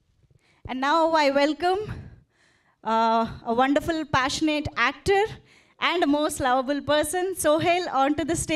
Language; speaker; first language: Telugu; native; Telugu